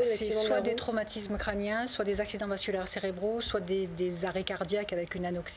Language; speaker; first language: French; native; French